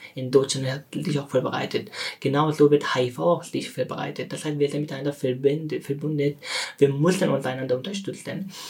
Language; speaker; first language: German; non-native, learner; Persian